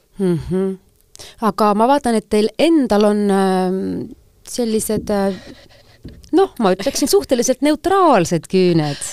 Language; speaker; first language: Estonian; native; Estonian